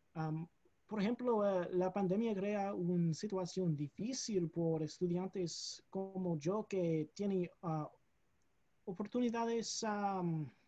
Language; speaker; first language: Spanish; non-native, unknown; English